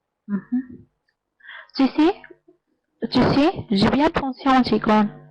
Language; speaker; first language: French; non-native, learner; Arabic